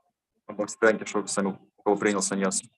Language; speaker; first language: Russian; native; Russian